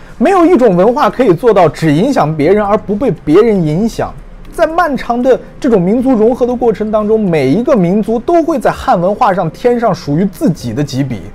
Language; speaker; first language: Chinese; native; Chinese